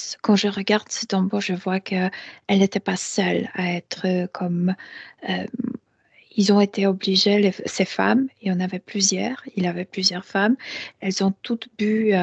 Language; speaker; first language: French; non-native, fluent; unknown